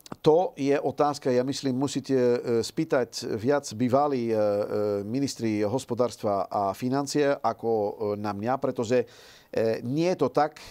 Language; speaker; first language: Slovak; non-native, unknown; Dutch